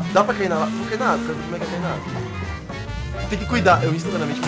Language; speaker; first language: Portuguese; native; Portuguese